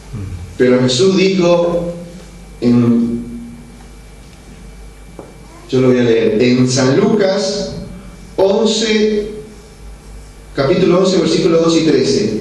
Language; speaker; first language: Spanish; non-native, fluent; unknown